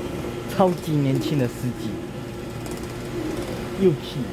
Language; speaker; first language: Chinese; native; Chinese